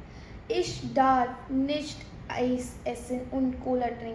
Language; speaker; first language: German; non-native, fluent; Hindi